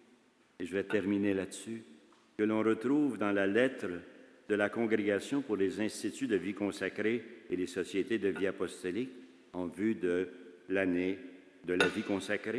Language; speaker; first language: French; native; French